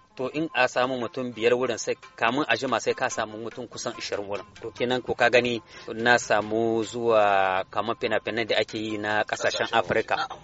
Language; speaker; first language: Hausa; native; Hausa